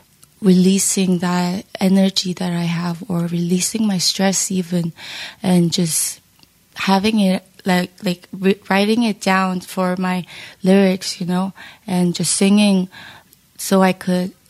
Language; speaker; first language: English; native; English